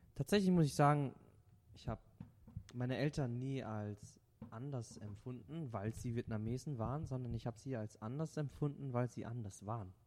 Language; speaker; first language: German; non-native, local second language; Vietnamese